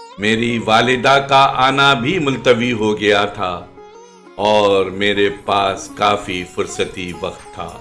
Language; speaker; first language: Urdu; native; Urdu